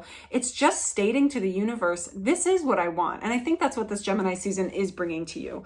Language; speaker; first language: English; native; English